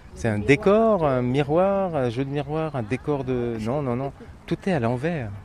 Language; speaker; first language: French; native; French